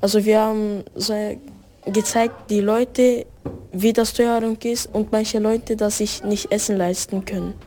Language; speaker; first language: German; early bilingual, other home language; Turkish